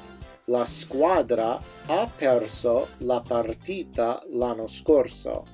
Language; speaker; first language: Italian; non-native, fluent; English